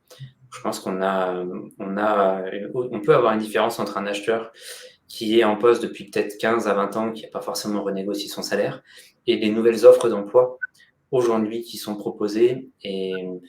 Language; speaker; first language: French; native; French